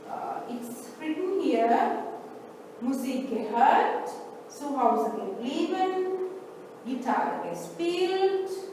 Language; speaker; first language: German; non-native, fluent; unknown